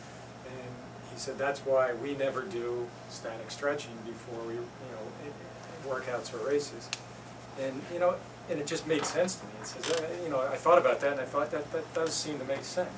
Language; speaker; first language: English; native; English